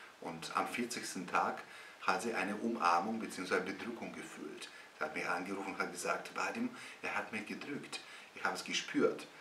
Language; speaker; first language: German; non-native, fluent; Russian